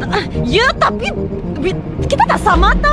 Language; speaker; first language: Malay; native; Malay